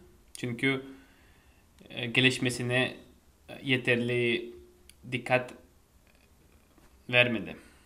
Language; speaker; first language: Turkish; non-native, fluent; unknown